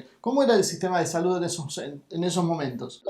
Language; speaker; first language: Spanish; native; Spanish